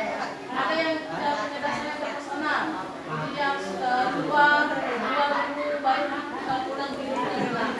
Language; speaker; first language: Indonesian; native; Indonesian